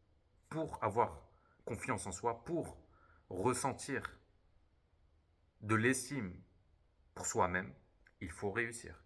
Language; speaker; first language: French; native; French